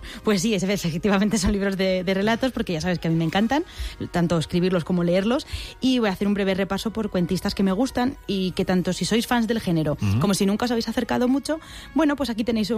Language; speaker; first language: Spanish; native; Spanish